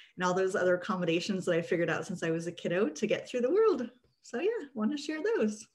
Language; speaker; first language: English; early bilingual, other home language; Spanish